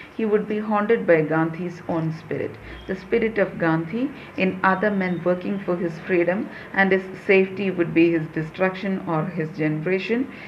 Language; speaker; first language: English; non-native, local second language; Malayalam